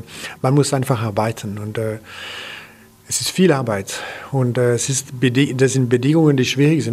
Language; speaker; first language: German; non-native, local second language; French